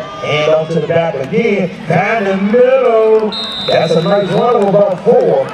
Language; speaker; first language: English; native; English